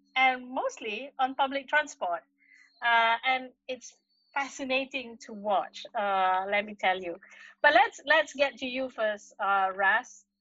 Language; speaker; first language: English; non-native, local second language; Malay